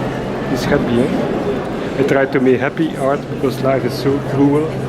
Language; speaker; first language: English; non-native, learner; French